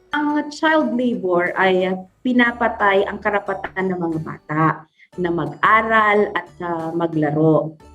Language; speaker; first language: Filipino; non-native, local second language; Cebuano